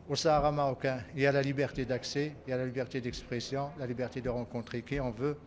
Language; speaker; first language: French; non-native, local second language; Arabic